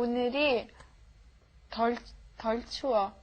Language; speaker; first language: Korean; non-native, learner; Italian